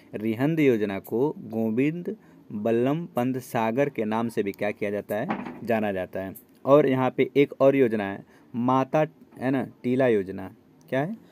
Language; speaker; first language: Hindi; native; Hindi